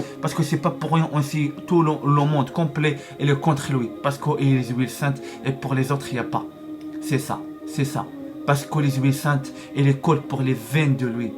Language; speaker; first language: French; non-native, learner; Arabic